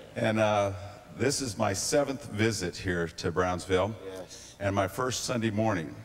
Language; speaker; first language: English; native; English